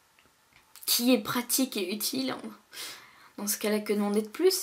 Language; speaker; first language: French; native; French